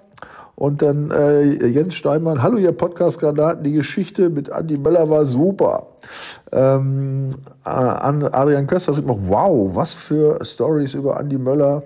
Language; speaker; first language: German; native; German